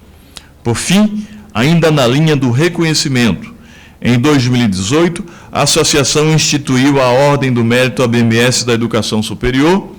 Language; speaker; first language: Portuguese; native; Portuguese